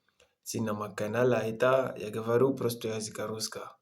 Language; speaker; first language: Russian; non-native, learner; Comorian